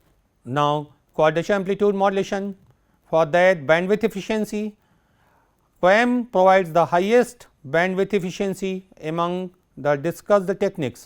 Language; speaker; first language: English; non-native, local second language; Hindi